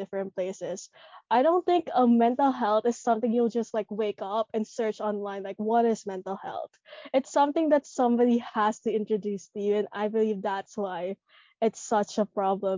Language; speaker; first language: English; non-native, local second language; Filipino